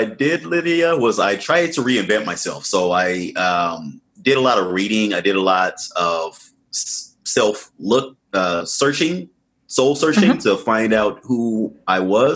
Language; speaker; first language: English; native; English